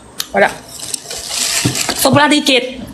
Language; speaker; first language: Filipino; non-native, learner; Chinese